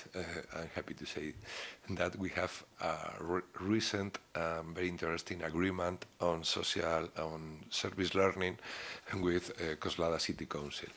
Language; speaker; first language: English; non-native, fluent; Spanish